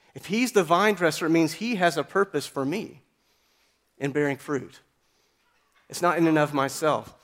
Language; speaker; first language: English; native; English